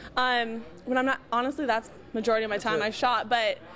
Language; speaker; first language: English; native; English